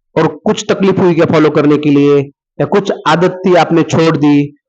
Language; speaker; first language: Hindi; non-native, local second language; Marathi